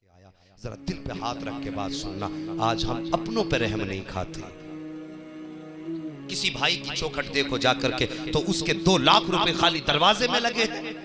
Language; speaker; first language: Urdu; native; Urdu